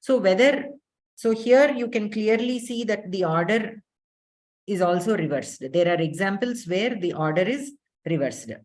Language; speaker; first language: English; non-native, local second language; Telugu